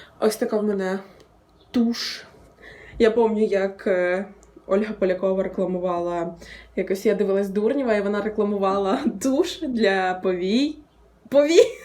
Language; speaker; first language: Ukrainian; non-native, local second language; Russian